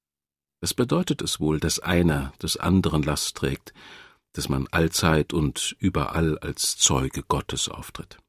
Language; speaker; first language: German; native; German